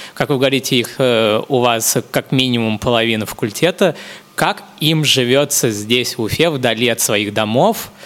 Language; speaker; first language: Russian; non-native, fluent; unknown